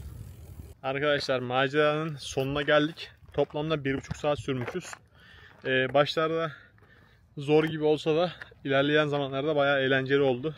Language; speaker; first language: Turkish; native; Turkish